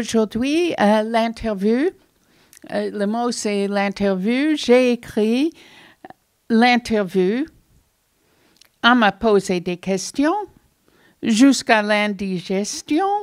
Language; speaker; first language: French; non-native, fluent; English